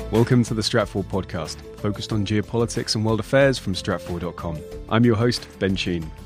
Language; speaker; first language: English; native; English